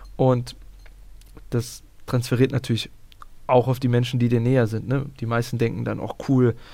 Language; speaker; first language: German; early bilingual, other home language; Bosnian